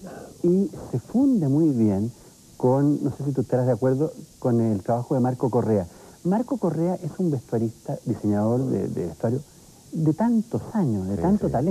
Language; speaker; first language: Spanish; native; Spanish